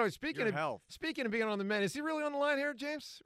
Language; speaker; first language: English; native; English